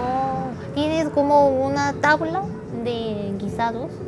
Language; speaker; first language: Spanish; non-native, learner; Korean